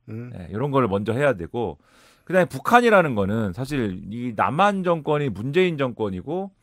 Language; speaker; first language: Korean; native; Korean